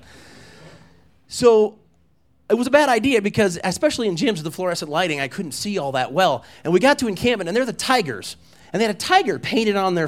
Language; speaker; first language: English; native; English